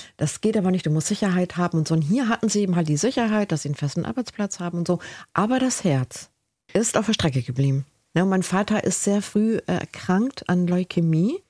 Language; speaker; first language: German; early bilingual, other home language; Spanish